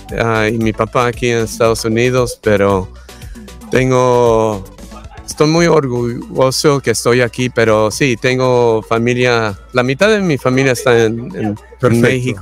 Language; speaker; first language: Spanish; early bilingual, heritage; Spanish